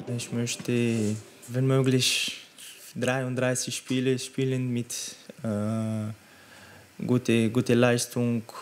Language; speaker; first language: German; non-native, learner; Portuguese